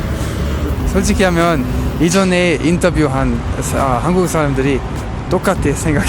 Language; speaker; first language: Korean; non-native, fluent; Luxembourgish